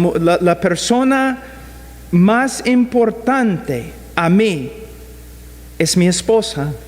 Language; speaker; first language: Spanish; non-native, fluent; English